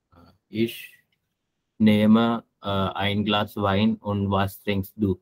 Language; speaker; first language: German; non-native, learner; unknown